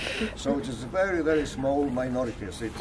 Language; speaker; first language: English; non-native, learner; Polish